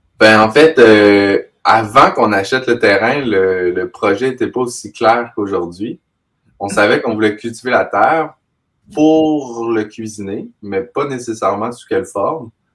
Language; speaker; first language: French; native; French